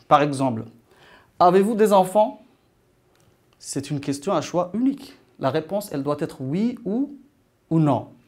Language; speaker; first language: French; non-native, local second language; Arabic